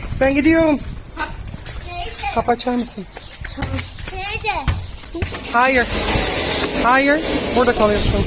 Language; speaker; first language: Turkish; early bilingual, heritage; Turkish